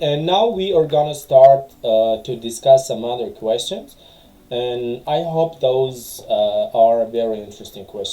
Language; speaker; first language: English; non-native, fluent; Tajik